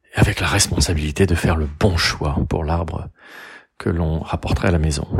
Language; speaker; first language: French; native; French